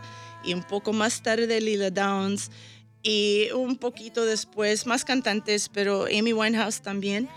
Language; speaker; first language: Spanish; early bilingual, heritage; Spanish